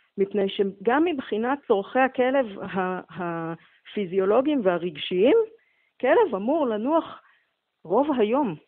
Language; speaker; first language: Hebrew; native; Hebrew